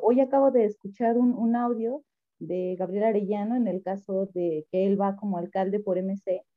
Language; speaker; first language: Spanish; native; Spanish